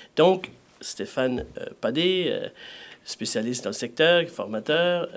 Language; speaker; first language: French; native; French